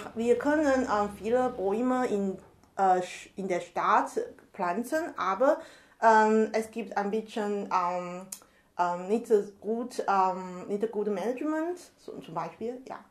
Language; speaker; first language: German; non-native, learner; Chinese